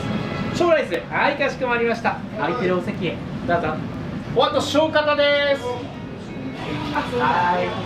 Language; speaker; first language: Japanese; native; Japanese